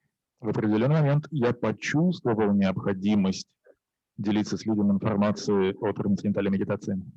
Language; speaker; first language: Russian; native; Russian